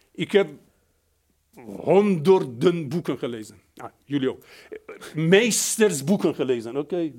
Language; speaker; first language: Dutch; non-native, fluent; Persian